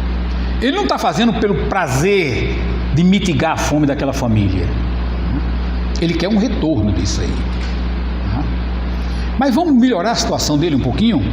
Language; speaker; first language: Portuguese; native; Portuguese